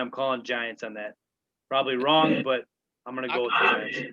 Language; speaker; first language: English; native; English